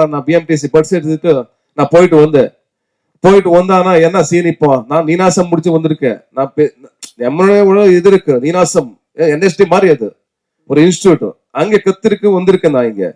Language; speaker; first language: Tamil; non-native, learner; Kannada